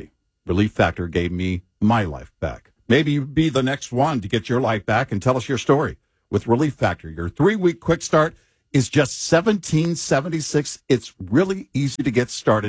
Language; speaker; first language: English; native; English